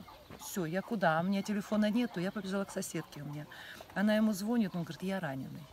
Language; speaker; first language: Russian; native; Russian